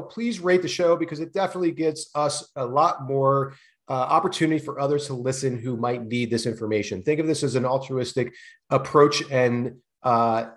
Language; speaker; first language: English; native; English